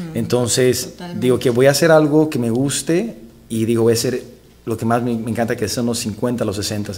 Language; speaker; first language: Spanish; native; Spanish